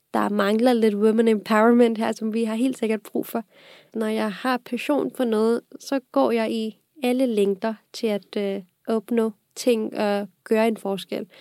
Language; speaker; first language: Danish; non-native, fluent; Urdu